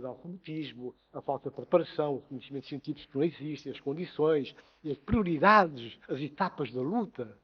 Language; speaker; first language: Portuguese; non-native, local second language; Upper Guinea Crioulo